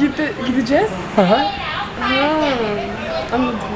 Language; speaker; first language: Turkish; non-native, learner; French